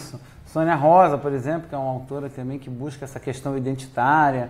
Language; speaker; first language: Portuguese; native; Portuguese